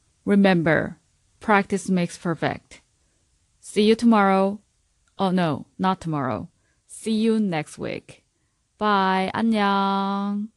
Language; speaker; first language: English; non-native, fluent; Korean